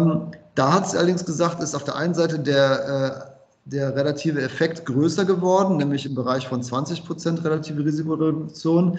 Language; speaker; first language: German; native; German